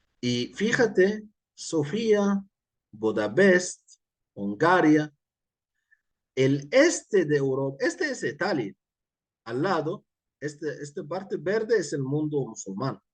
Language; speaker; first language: Spanish; non-native, fluent; Arabic